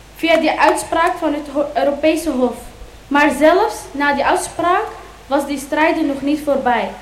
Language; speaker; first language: Dutch; early bilingual, other home language; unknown